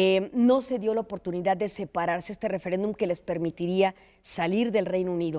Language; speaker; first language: Spanish; native; Spanish